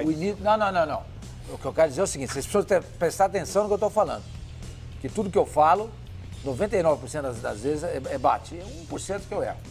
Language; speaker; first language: Portuguese; native; Portuguese